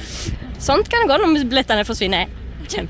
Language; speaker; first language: Norwegian; native; Norwegian